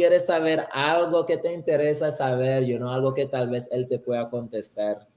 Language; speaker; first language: Spanish; early bilingual, heritage; Spanish